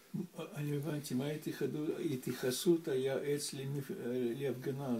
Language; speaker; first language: Hebrew; non-native, learner; Russian